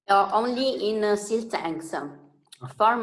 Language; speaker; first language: English; non-native, learner; Italian